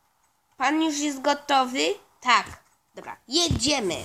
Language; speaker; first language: Polish; non-native, learner; Russian